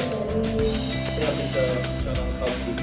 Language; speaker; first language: Indonesian; non-native, learner; English